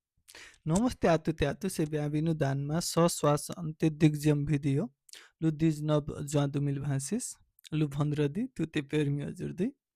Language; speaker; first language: French; non-native, learner; Nepali